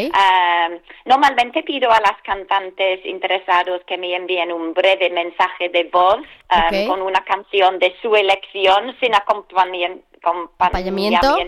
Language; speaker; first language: Spanish; non-native, fluent; English